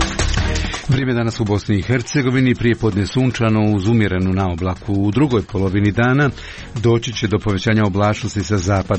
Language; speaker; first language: Croatian; native; Croatian